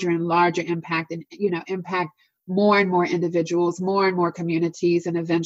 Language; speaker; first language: English; native; English